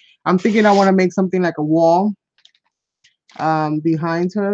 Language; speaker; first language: English; early bilingual, other home language; Spanish